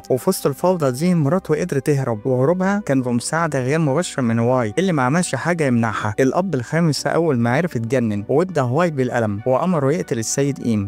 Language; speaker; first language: Arabic; native; Arabic